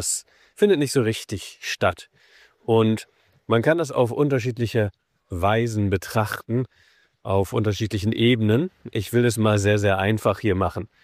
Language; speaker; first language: German; native; German